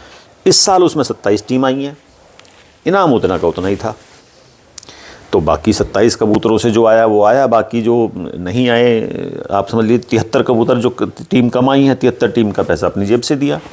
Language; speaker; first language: Hindi; native; Hindi